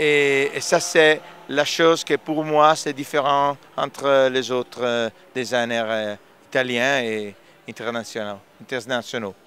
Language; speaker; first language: French; non-native, fluent; Italian